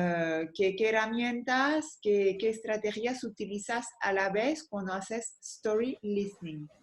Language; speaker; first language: Spanish; non-native, fluent; French